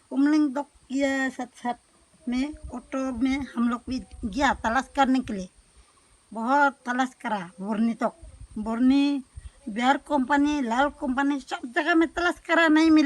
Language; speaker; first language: Hindi; non-native, local second language; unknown